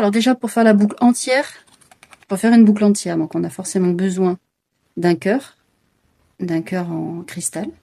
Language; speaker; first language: French; native; French